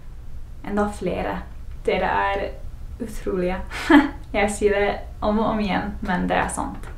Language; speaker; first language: Norwegian; non-native, fluent; English